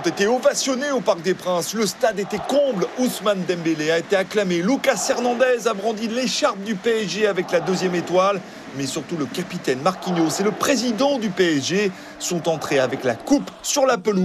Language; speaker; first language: French; non-native, fluent; Spanish